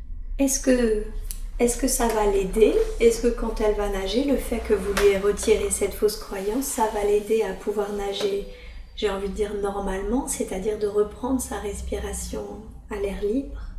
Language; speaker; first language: French; native; French